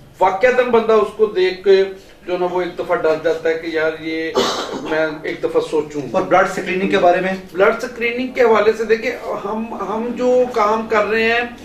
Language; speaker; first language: Urdu; non-native, local second language; Pahari-Potwari